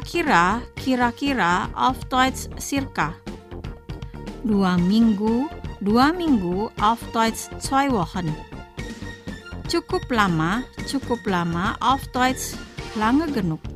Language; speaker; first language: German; non-native, fluent; Indonesian